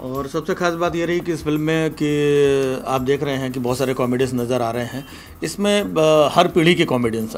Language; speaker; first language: Hindi; native; Hindi